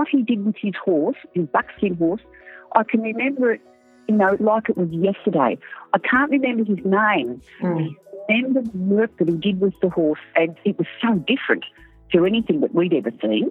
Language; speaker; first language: English; native; English